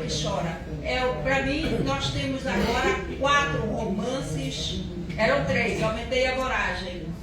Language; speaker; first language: Portuguese; native; Portuguese